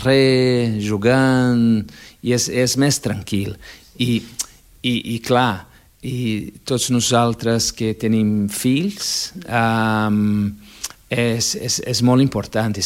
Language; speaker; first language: Catalan; non-native, fluent; Portuguese